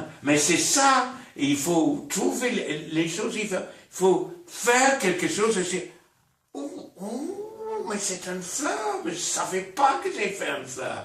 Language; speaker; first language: French; non-native, fluent; English